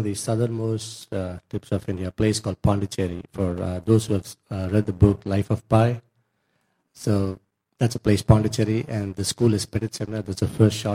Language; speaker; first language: English; non-native, local second language; Tamil